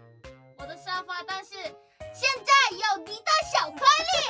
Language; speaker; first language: Chinese; non-native, learner; Korean